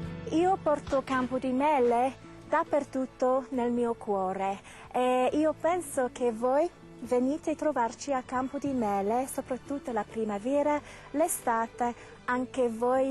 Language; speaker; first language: Italian; non-native, fluent; English